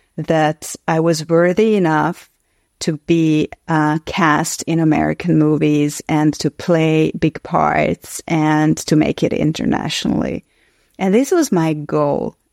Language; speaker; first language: English; non-native, fluent; Hungarian